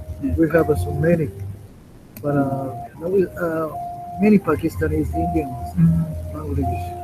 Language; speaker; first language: English; non-native, learner; Japanese